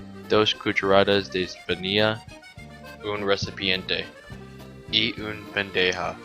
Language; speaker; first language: Spanish; non-native, learner; English